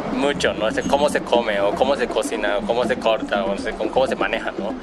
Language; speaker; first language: Spanish; non-native, fluent; Japanese